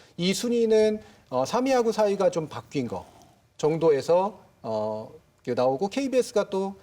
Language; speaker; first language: Korean; native; Korean